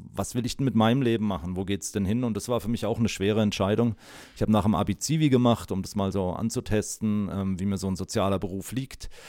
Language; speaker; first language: German; native; German